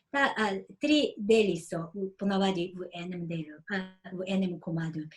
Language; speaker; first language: Slovenian; non-native, fluent; Japanese